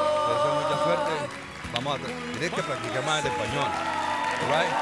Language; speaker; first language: Spanish; early bilingual, heritage; Spanish